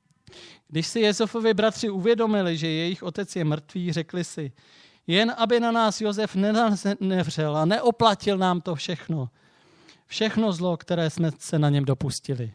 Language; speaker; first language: Czech; native; Czech